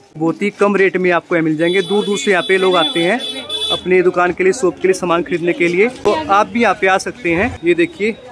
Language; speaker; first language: Hindi; native; Hindi